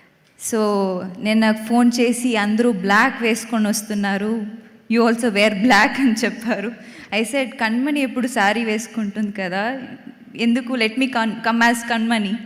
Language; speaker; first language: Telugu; non-native, learner; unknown